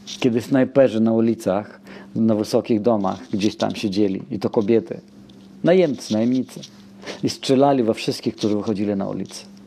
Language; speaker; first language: Polish; non-native, fluent; Russian